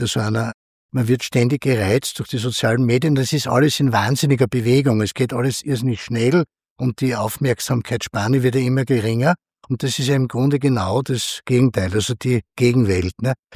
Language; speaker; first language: German; native; German